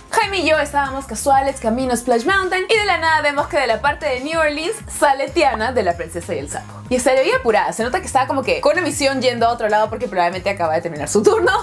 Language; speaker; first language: Spanish; native; Spanish